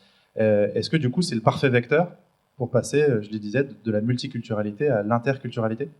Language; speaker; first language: French; native; French